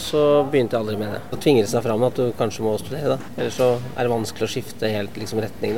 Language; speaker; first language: Norwegian; native; Norwegian